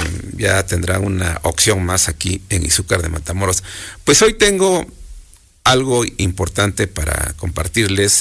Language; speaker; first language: Spanish; native; Spanish